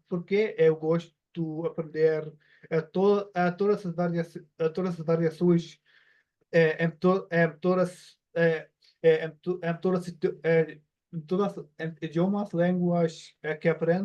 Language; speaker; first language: Portuguese; non-native, learner; German